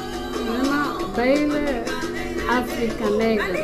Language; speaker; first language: Spanish; non-native, learner; Somali